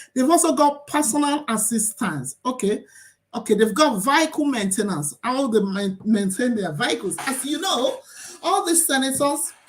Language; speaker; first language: English; non-native, local second language; Yoruba